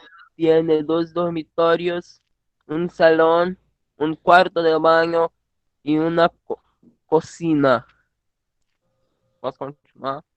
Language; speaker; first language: Spanish; non-native, learner; Portuguese